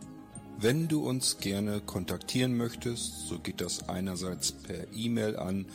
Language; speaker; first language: German; native; German